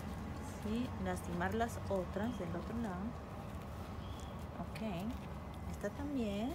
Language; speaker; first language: Spanish; native; Spanish